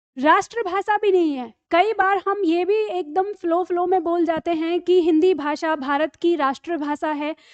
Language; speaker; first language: Hindi; native; Hindi